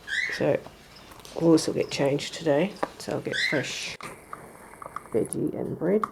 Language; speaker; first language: English; native; English